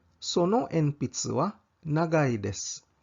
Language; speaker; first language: Japanese; non-native, fluent; Cebuano